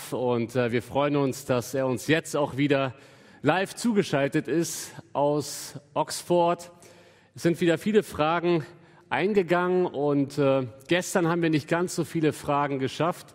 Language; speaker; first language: German; native; German